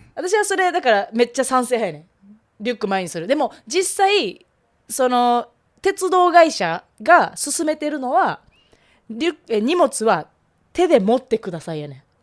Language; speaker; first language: Japanese; native; Japanese